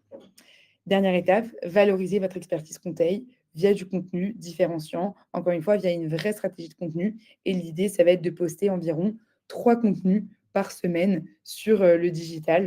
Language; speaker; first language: French; native; French